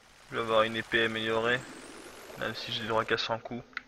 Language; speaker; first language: French; native; French